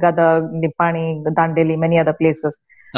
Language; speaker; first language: English; non-native, local second language; Kannada